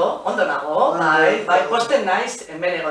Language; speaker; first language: Basque; non-native, local second language; Spanish